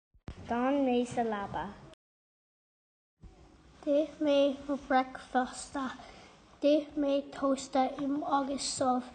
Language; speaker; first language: Irish; non-native, learner; English